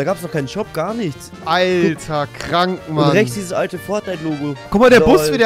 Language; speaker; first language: German; native; German